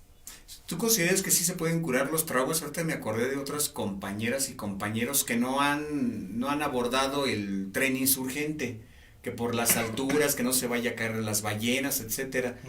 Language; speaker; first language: Spanish; native; Spanish